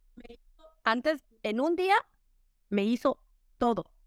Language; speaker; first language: Spanish; native; Spanish